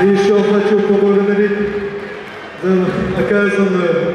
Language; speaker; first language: German; non-native, learner; Russian